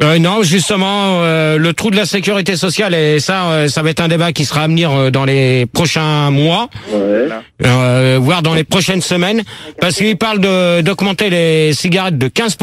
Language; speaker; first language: French; native; French